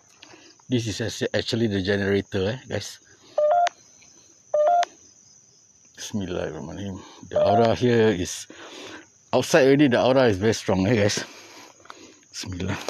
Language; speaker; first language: English; non-native, local second language; Malay